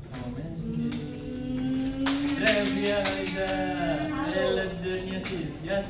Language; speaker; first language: French; non-native, learner; Indonesian